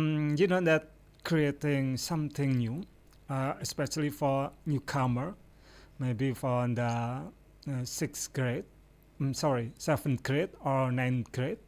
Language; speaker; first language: English; non-native, fluent; Indonesian